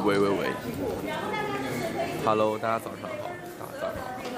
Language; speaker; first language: Chinese; native; Chinese